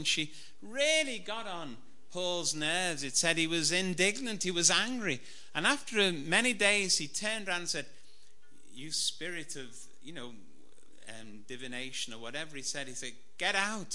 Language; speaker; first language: English; native; English